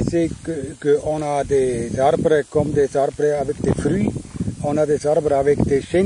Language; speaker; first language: French; non-native, fluent; German